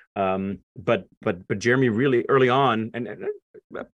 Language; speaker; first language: English; non-native, fluent; German